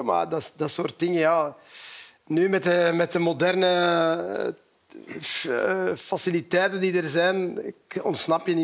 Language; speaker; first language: Dutch; native; Dutch